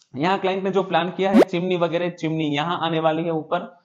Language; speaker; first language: Hindi; non-native, local second language; Gujarati